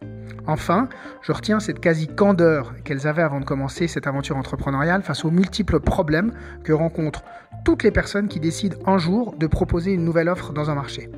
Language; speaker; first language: French; native; French